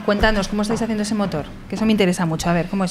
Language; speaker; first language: Spanish; native; Spanish